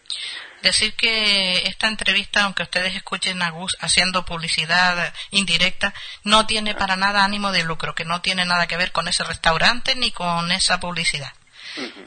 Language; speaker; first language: Spanish; native; Spanish